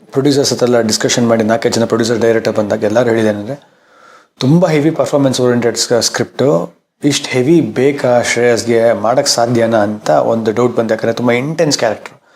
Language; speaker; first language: Kannada; native; Kannada